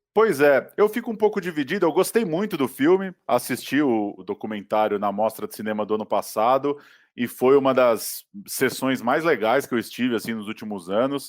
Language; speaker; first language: Portuguese; native; Portuguese